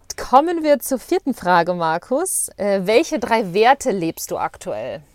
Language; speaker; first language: German; early bilingual, other home language; Bosnian